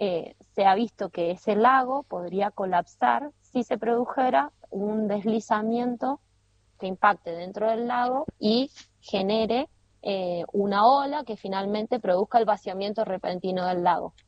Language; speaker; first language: Spanish; native; Spanish